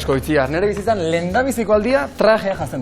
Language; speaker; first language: Basque; native; Basque